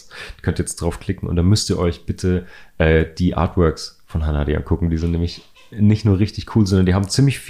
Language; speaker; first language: German; native; German